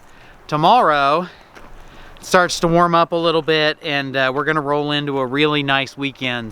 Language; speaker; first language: English; native; English